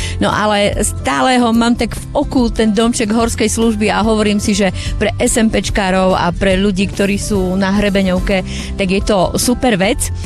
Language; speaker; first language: Slovak; native; Slovak